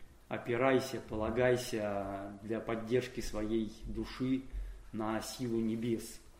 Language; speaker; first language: Russian; native; Russian